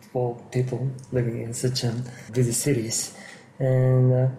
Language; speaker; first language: English; non-native, fluent; Japanese